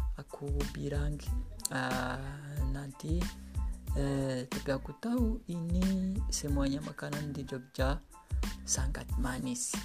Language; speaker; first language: Indonesian; non-native, learner; Kinyarwanda